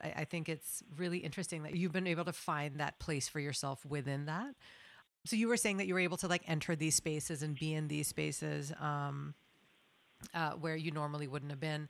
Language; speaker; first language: English; non-native, local second language; Bangla